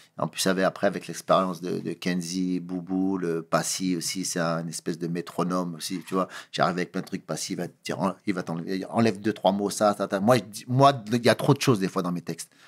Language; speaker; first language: French; early bilingual, other home language; Kabuverdianu